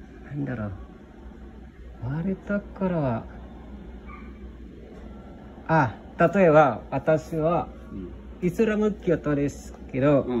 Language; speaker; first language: Japanese; non-native, learner; Indonesian